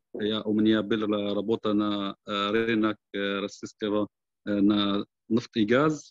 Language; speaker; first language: Russian; non-native, learner; Arabic